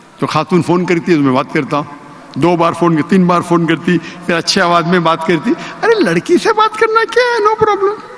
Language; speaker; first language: Urdu; non-native, local second language; Konkani